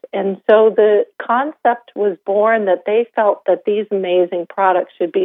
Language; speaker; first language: English; native; English